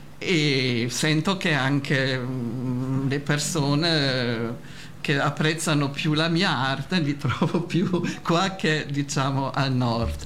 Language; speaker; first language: Italian; non-native, fluent; German